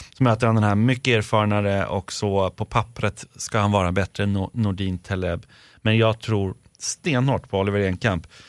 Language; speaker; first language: Swedish; native; Swedish